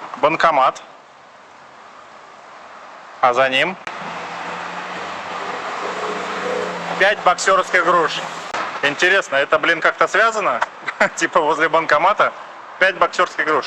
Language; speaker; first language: Russian; native; Russian